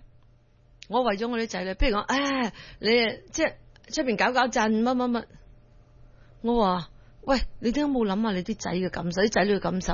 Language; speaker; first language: Cantonese; early bilingual, heritage; Cantonese